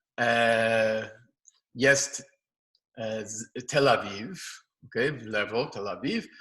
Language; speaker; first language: Polish; non-native, learner; Hebrew